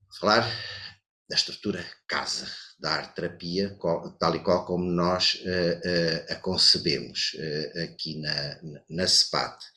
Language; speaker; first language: Portuguese; native; Portuguese